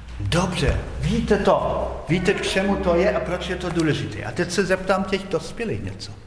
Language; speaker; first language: Czech; non-native, fluent; German